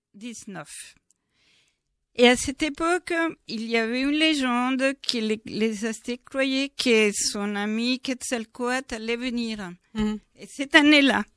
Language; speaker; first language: French; non-native, fluent; Spanish